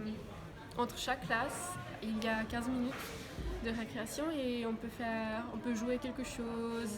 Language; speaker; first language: French; non-native, learner; Finnish